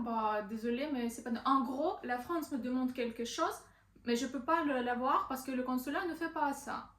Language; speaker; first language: French; non-native, learner; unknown